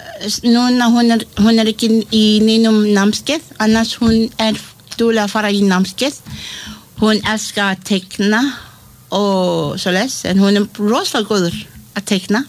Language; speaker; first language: Icelandic; non-native, learner; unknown